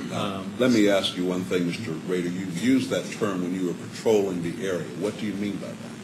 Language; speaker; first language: English; native; English